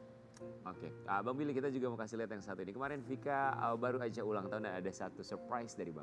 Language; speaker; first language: Indonesian; native; Indonesian